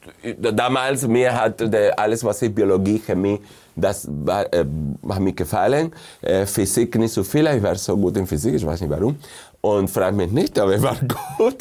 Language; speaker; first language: German; non-native, fluent; Spanish